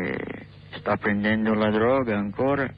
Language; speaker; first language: Italian; non-native, learner; English